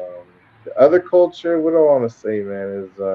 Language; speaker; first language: English; native; English